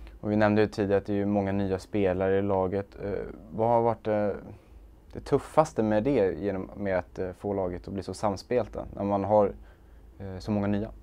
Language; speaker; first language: Swedish; native; Swedish